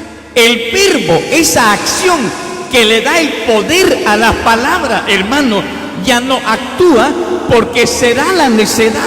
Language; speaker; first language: Spanish; native; Spanish